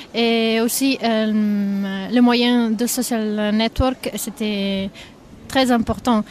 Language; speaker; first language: French; non-native, fluent; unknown